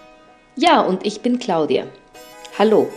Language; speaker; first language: German; non-native, fluent; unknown